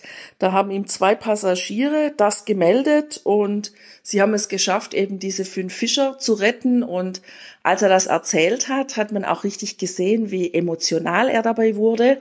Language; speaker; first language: German; native; German